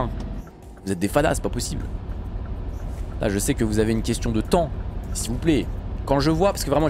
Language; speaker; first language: French; native; French